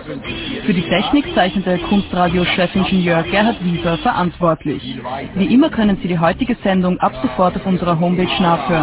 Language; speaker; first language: German; native; German